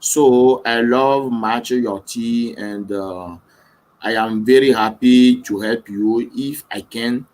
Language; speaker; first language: English; non-native, local second language; French